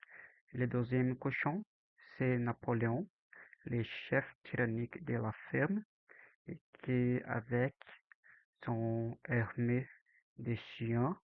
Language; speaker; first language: French; non-native, learner; Portuguese